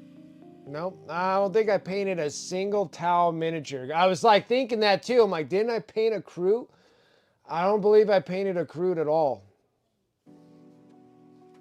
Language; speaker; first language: English; native; English